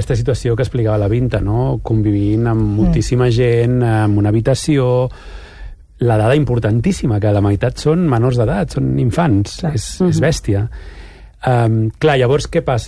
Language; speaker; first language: Catalan; native; Catalan